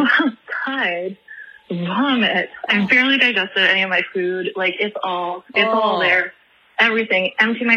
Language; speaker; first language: English; native; English